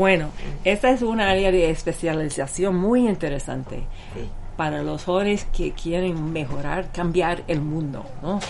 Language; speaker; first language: Spanish; non-native, fluent; English